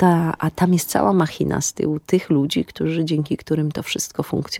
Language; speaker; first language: Polish; native; Polish